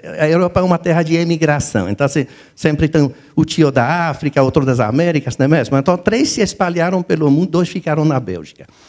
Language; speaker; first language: Portuguese; non-native, fluent; French